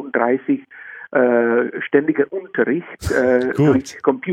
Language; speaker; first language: German; non-native, fluent; Czech